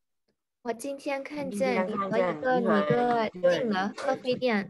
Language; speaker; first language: Chinese; non-native, learner; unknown